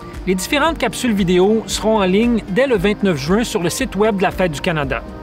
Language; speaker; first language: French; native; French